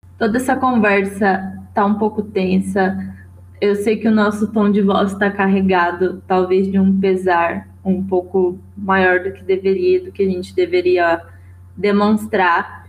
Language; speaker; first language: Portuguese; native; Portuguese